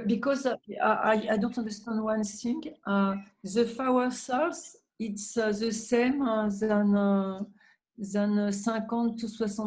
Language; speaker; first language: English; non-native, learner; French